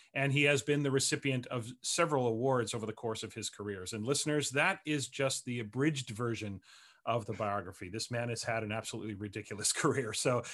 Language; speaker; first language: English; native; English